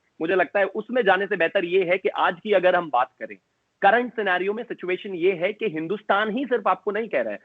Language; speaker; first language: Hindi; native; Hindi